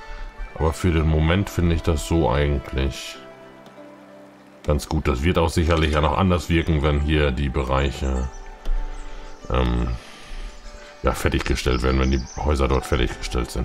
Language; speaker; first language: German; native; German